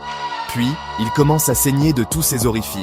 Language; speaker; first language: French; native; French